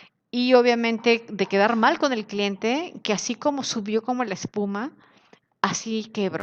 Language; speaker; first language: Spanish; native; Spanish